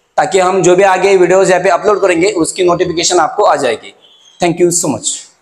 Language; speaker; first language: Hindi; non-native, local second language; Marathi